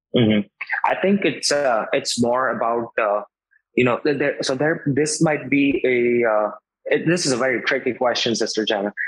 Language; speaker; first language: English; non-native, local second language; Hindi